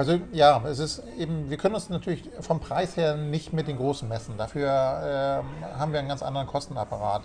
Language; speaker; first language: German; native; German